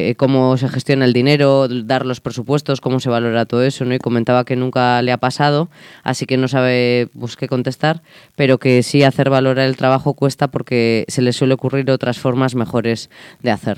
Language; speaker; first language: Spanish; native; Spanish